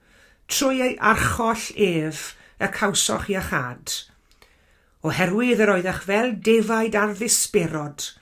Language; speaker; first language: Welsh; native; Welsh